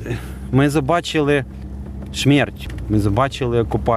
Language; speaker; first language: Polish; non-native, learner; Ukrainian